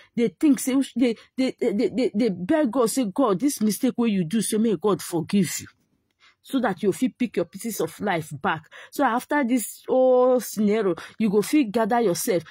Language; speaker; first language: Nigerian Pidgin; non-native, local second language; Igbo